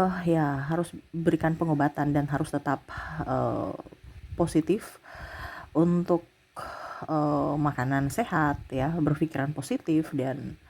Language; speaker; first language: Indonesian; native; Indonesian